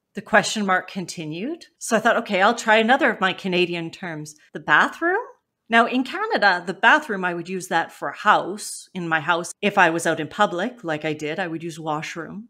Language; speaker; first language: English; native; English